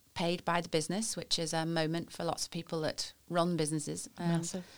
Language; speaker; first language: English; native; English